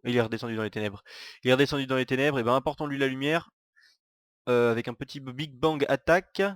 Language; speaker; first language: French; native; French